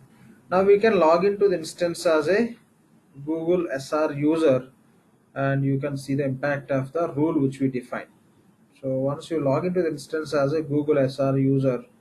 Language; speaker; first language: English; non-native, local second language; Telugu